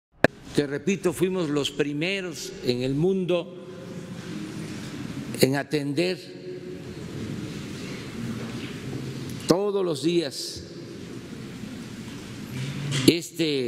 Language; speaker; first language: Spanish; native; Spanish